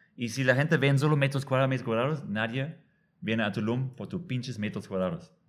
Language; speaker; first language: Spanish; non-native, fluent; German